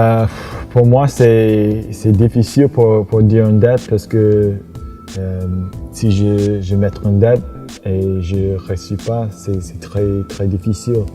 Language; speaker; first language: French; non-native, fluent; English